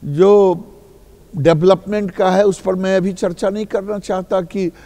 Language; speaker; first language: Hindi; native; Hindi